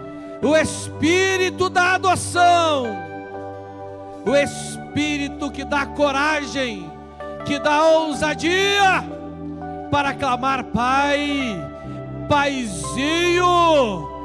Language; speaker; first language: Portuguese; native; Portuguese